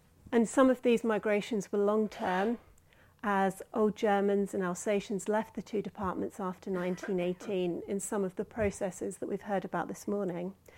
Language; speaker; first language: English; native; English